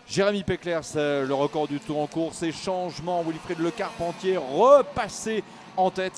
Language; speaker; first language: French; native; French